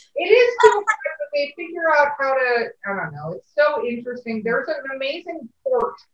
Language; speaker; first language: English; native; English